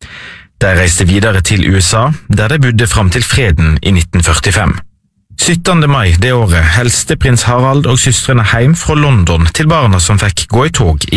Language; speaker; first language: Norwegian; native; Norwegian